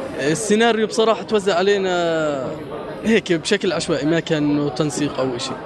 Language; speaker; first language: Arabic; non-native, fluent; Spanish